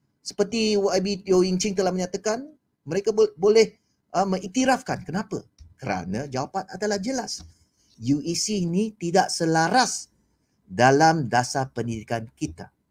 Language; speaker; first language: Malay; non-native, local second language; Chinese